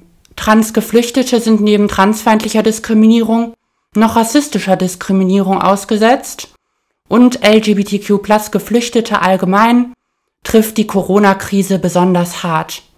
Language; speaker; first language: German; native; German